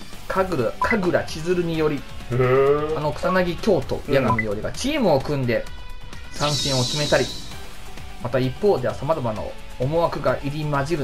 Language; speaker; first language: Japanese; native; Japanese